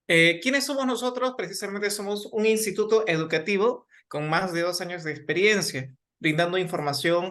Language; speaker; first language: Spanish; native; Spanish